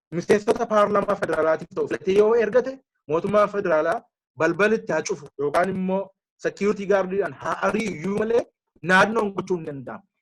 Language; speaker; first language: Oromo; native; Oromo